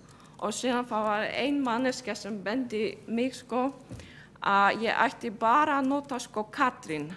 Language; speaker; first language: Icelandic; non-native, fluent; Polish